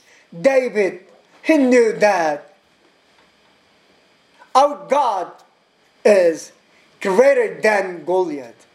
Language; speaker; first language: English; non-native, learner; Korean